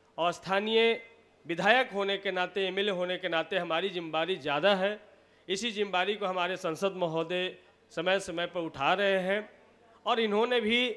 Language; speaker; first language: Hindi; native; Hindi